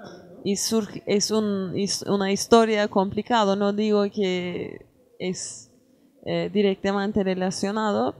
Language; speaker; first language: Spanish; non-native, learner; Kurdish